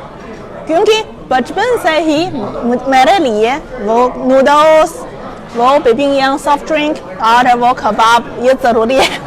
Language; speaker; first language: Hindi; non-native, learner; Chinese